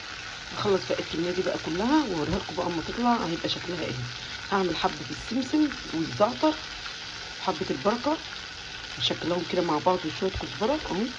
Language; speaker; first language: Arabic; native; Arabic